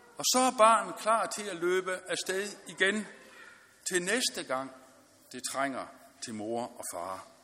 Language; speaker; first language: Danish; native; Danish